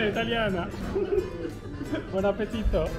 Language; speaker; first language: Italian; non-native, learner; Romanian